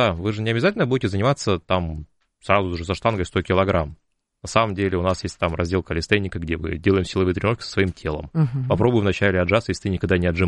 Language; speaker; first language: Russian; native; Russian